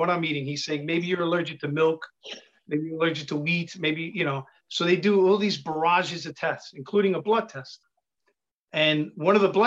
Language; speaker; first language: English; native; English